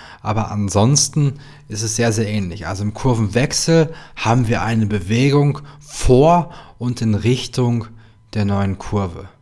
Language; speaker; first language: German; native; German